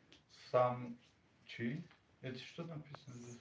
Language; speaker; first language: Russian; non-native, local second language; Tajik